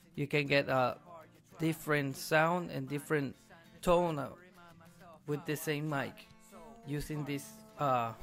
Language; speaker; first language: English; non-native, fluent; Spanish